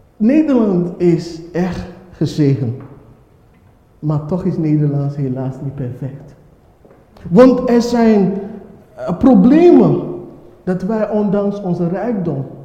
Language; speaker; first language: Dutch; non-native, fluent; Akan